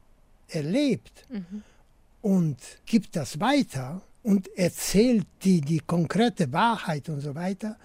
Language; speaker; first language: German; non-native, fluent; Polish